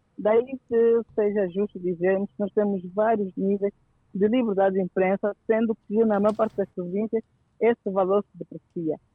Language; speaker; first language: Portuguese; native; Portuguese